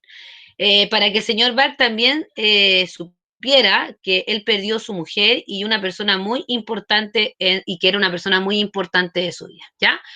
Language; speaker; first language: Spanish; native; Spanish